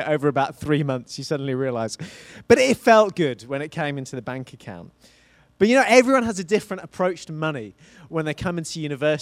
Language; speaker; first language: English; native; English